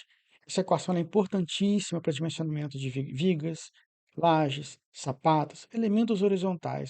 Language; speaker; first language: Portuguese; native; Portuguese